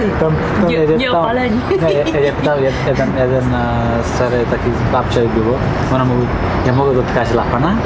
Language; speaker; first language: Polish; non-native, learner; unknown